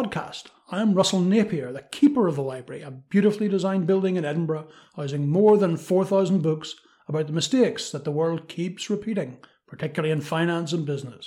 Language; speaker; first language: English; native; English